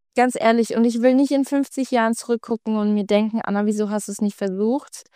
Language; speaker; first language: German; non-native, fluent; Swiss German